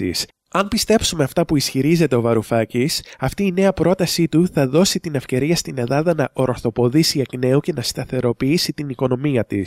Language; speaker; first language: Greek; native; Greek